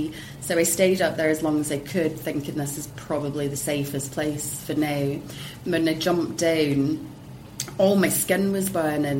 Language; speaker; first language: English; native; English